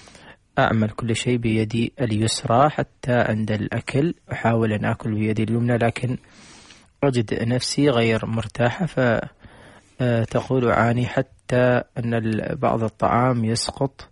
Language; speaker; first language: Arabic; native; Arabic